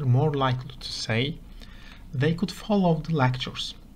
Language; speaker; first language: English; non-native, fluent; Turkish